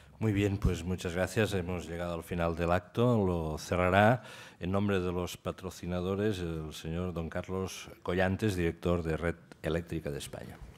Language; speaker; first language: Spanish; non-native, local second language; Catalan